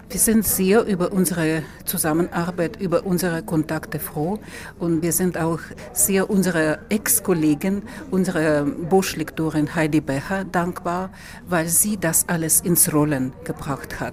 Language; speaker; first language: German; non-native, fluent; Russian